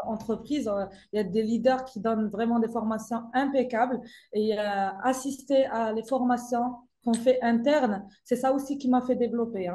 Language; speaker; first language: French; non-native, local second language; Arabic